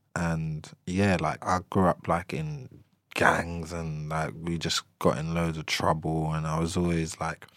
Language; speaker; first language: English; native; English